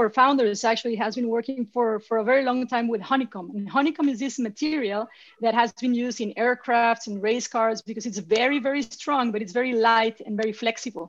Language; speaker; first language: English; non-native, fluent; Spanish